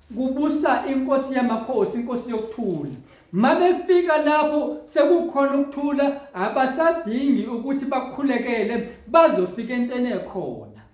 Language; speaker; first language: Zulu; native; Zulu